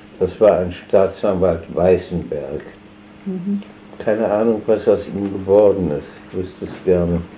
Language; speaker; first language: German; native; German